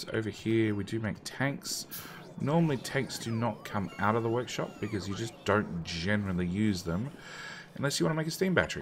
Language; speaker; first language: English; native; English